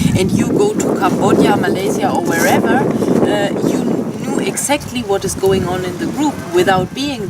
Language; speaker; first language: English; non-native, fluent; German